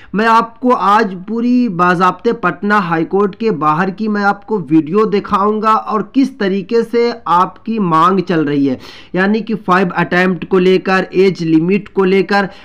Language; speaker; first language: Hindi; native; Hindi